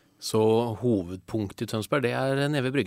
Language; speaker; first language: Norwegian; native; Norwegian